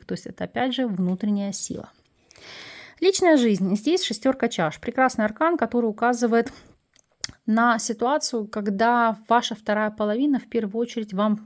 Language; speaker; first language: Russian; native; Russian